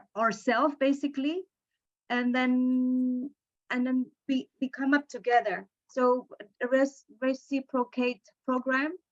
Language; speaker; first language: English; non-native, fluent; Indonesian